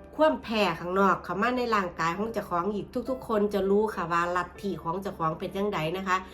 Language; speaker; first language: Thai; native; Thai